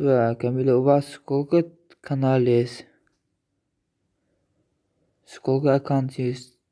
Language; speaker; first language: Russian; non-native, learner; Tajik